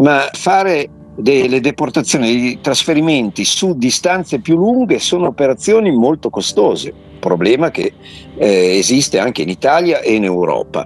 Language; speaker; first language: Italian; native; Italian